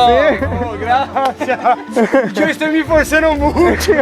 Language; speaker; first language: Spanish; non-native, learner; Portuguese